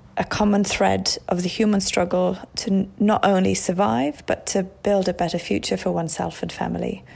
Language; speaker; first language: English; native; English